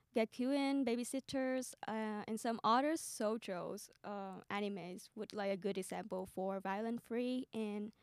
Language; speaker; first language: English; non-native, fluent; Vietnamese